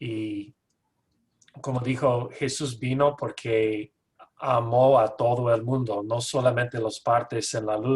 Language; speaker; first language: Spanish; non-native, fluent; English